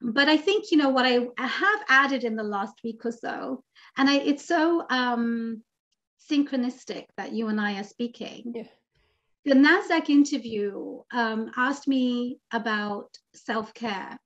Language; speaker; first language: English; native; English